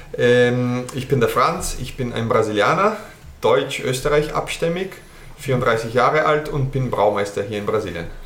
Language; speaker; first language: German; early bilingual, heritage; German